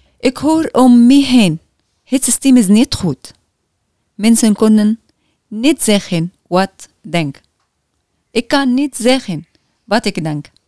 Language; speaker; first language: Dutch; non-native, learner; Arabic